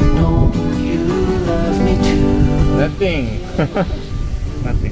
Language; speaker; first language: English; non-native, learner; Korean